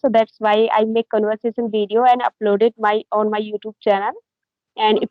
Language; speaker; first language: English; non-native, learner; Hindi